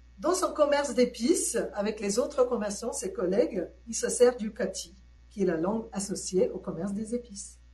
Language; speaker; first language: French; non-native, fluent; Tamil